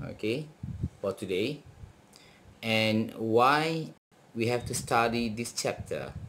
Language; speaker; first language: English; non-native, local second language; Malay